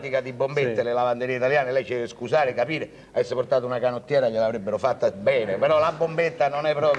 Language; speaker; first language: Italian; native; Italian